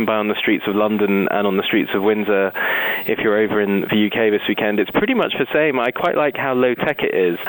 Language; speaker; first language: English; native; English